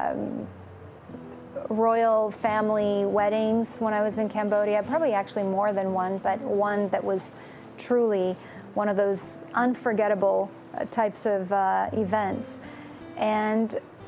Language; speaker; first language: English; non-native, fluent; Romanian